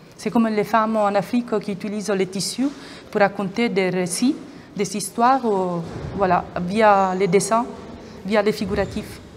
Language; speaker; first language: French; non-native, fluent; Italian